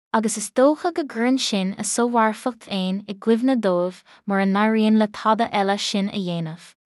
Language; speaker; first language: Irish; native; Irish